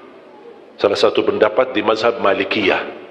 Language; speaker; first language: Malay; non-native, fluent; Arabic